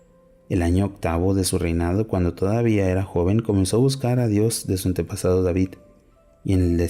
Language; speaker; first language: Spanish; native; Spanish